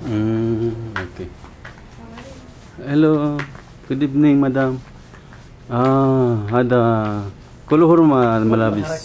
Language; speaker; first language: Arabic; non-native, learner; Filipino